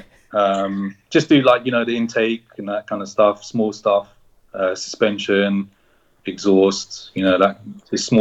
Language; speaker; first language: English; native; English